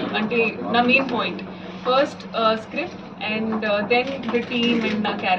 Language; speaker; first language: Telugu; non-native, learner; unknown